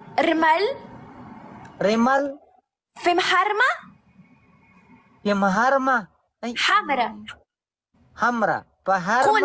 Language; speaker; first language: Arabic; non-native, learner; Pashto